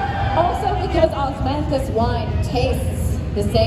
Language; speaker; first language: English; native; English